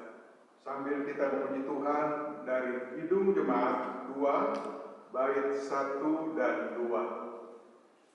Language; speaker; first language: Indonesian; native; Indonesian